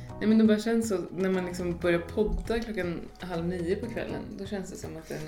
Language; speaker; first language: Swedish; native; Swedish